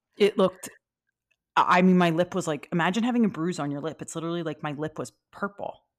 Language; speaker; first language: English; native; English